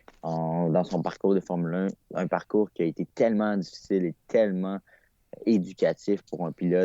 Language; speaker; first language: French; native; French